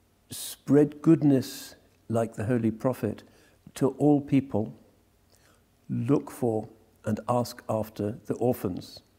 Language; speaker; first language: English; native; English